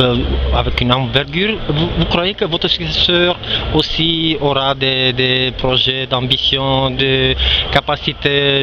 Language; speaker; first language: French; non-native, local second language; Romanian